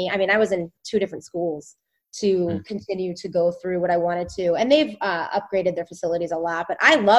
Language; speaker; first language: English; native; English